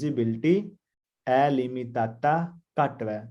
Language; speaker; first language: Italian; non-native, learner; Punjabi